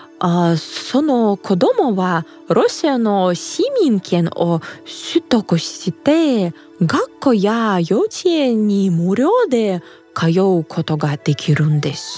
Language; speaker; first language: Japanese; non-native, fluent; Russian